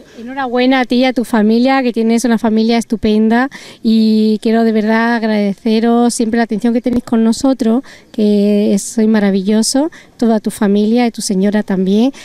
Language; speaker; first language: Spanish; native; Spanish